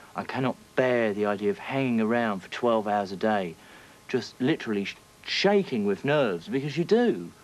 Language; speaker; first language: English; native; English